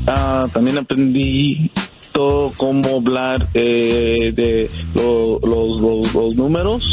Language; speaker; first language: Spanish; non-native, learner; English